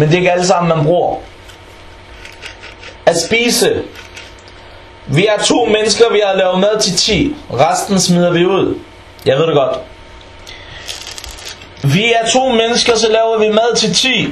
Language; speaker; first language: Danish; early bilingual, other home language; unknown